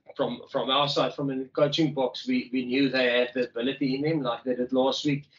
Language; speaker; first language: English; non-native, local second language; Afrikaans